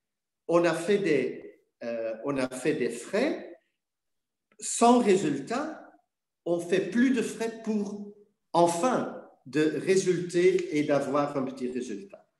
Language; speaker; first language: French; non-native, fluent; Dutch